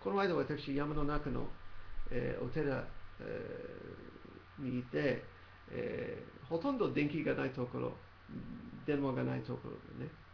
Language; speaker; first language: Japanese; non-native, learner; English